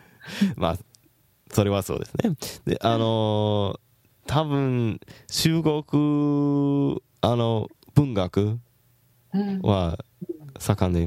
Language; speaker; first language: Japanese; non-native, learner; English